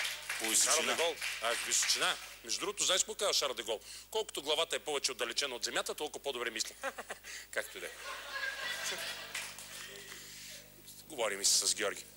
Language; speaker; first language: Bulgarian; native; Bulgarian